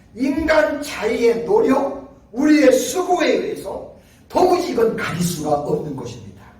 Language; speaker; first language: Korean; native; Korean